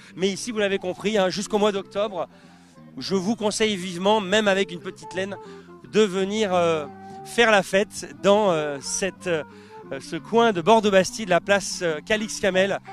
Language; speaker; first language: French; native; French